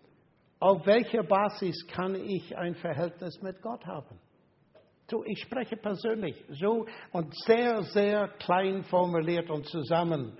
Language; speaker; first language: German; non-native, fluent; English